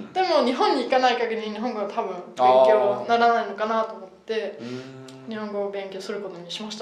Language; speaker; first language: Japanese; non-native, fluent; German